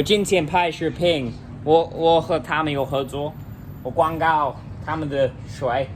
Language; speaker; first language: Chinese; non-native, learner; English